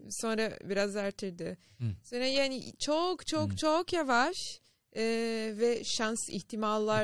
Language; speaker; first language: Turkish; non-native, learner; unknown